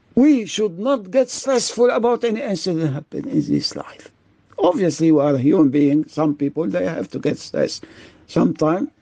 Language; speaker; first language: English; non-native, fluent; Arabic